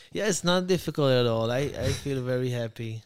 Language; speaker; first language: English; non-native, learner; Hebrew